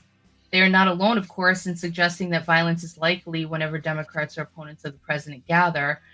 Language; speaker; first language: English; native; English